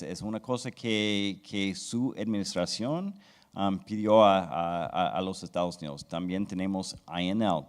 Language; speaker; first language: Spanish; non-native, fluent; English